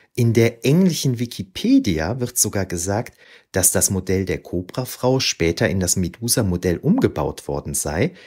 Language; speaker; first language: German; native; German